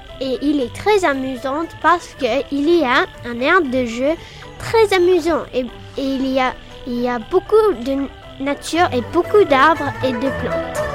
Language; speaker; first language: French; non-native, learner; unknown